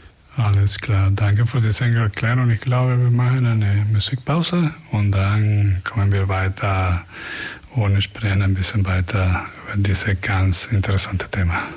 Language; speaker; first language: German; non-native, fluent; Spanish